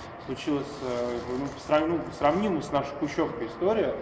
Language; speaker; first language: Russian; native; Russian